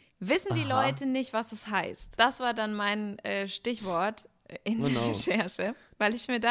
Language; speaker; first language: German; native; German